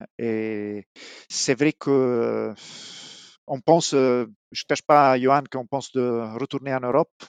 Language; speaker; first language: French; non-native, fluent; Italian